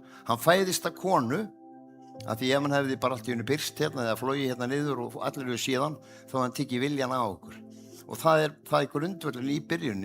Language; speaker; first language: Icelandic; native; Icelandic